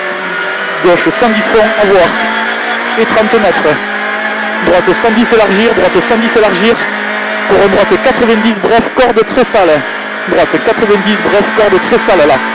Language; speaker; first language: French; native; French